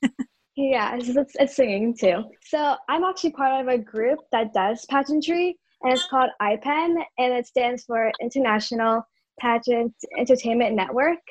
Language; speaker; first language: English; native; English